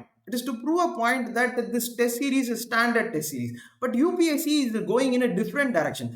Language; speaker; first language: English; non-native, local second language; Tamil